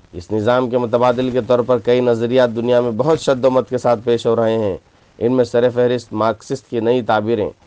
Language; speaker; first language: Urdu; native; Urdu